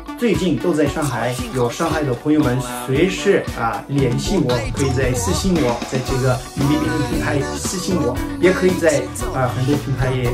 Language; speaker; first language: Chinese; non-native, fluent; French